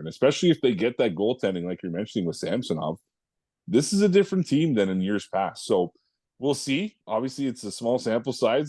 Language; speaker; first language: English; native; English